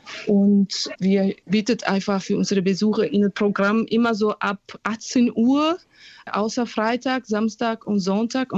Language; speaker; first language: German; non-native, fluent; Portuguese